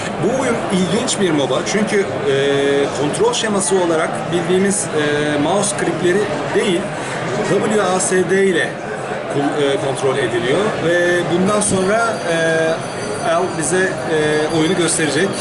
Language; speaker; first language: Turkish; native; Turkish